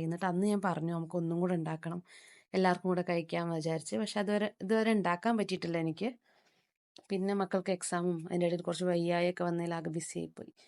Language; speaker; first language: Malayalam; native; Malayalam